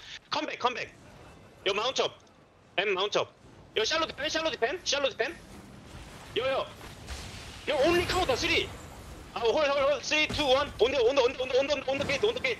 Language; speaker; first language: English; non-native, learner; Korean